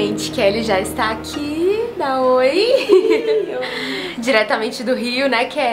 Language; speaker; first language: Portuguese; native; Portuguese